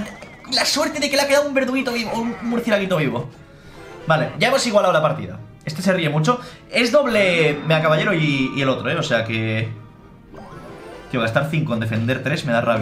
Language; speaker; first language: Spanish; native; Spanish